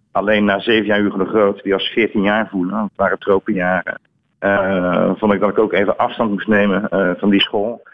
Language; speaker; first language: Dutch; native; Dutch